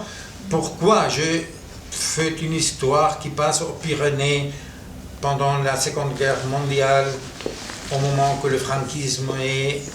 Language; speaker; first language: French; non-native, fluent; Catalan